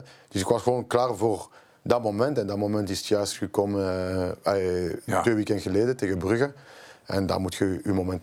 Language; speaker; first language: Dutch; non-native, local second language; French